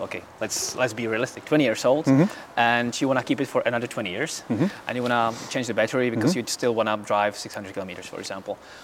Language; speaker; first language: English; non-native, fluent; Czech